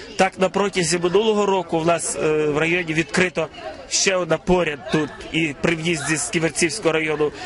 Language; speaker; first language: Ukrainian; native; Ukrainian